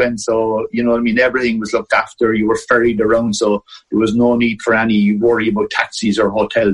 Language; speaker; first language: English; native; English